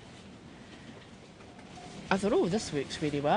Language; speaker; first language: English; native; English